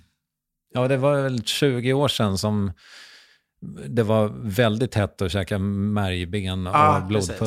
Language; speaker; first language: Swedish; native; Swedish